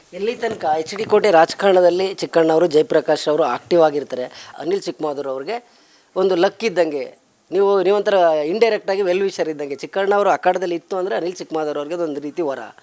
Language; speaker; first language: Kannada; native; Kannada